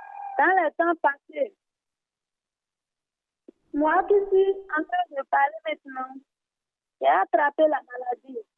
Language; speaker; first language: French; non-native, learner; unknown